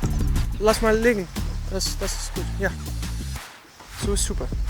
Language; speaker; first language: German; non-native, learner; Dutch